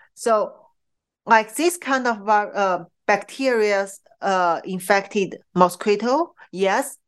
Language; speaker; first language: English; non-native, fluent; Chinese